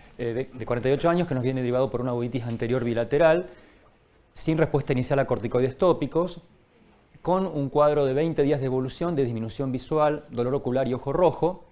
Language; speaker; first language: Spanish; native; Spanish